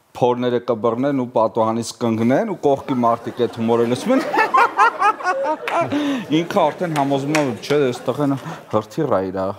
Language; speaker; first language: Armenian; native; Armenian